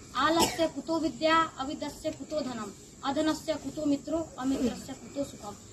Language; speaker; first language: Hindi; native; Hindi